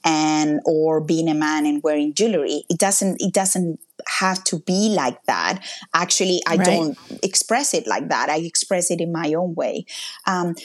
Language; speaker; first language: English; non-native, fluent; Spanish